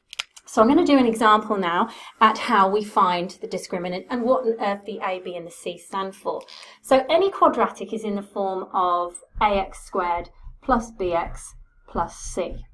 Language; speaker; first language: English; native; English